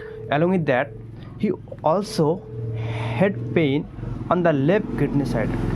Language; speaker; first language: English; non-native, local second language; Bangla